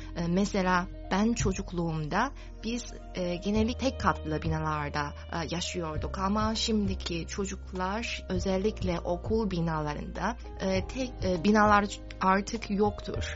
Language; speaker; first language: Turkish; non-native, fluent; Chinese